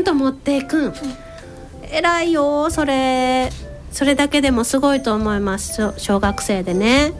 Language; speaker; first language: Japanese; native; Japanese